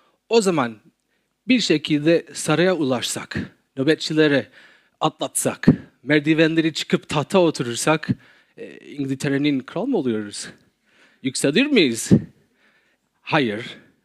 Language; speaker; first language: Turkish; non-native, fluent; English